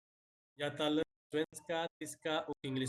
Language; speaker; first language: Swedish; non-native, fluent; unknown